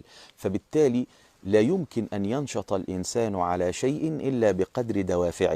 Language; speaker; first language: Arabic; native; Arabic